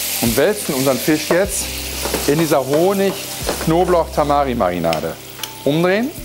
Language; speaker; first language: German; native; German